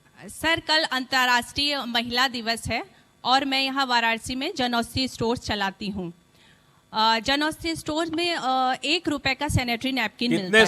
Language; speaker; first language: Hindi; native; Hindi